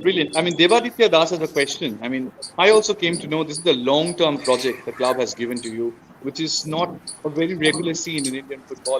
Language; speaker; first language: English; non-native, local second language; Bangla